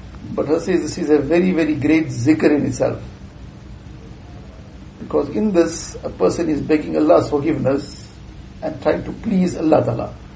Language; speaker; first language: English; early bilingual, other home language; Urdu